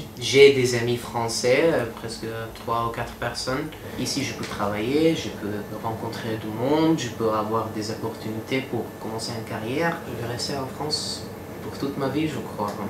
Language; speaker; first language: French; non-native, fluent; Arabic